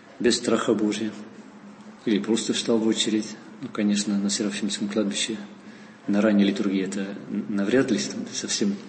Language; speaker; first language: Russian; non-native, fluent; Dutch